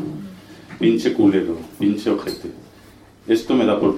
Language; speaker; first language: Spanish; native; Spanish